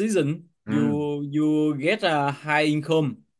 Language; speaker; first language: English; non-native, learner; Vietnamese